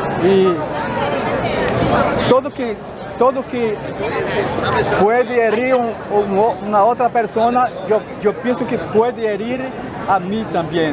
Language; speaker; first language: Spanish; non-native, fluent; Portuguese